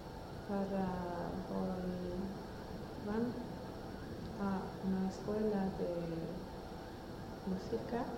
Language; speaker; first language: Spanish; non-native, learner; Swedish